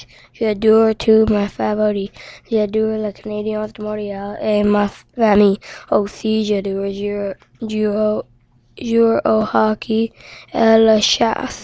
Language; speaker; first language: French; non-native, local second language; English